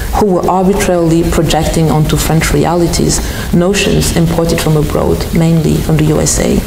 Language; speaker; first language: English; non-native, fluent; French